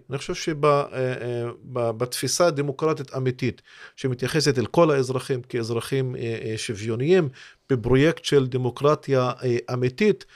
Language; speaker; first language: Hebrew; non-native, local second language; Arabic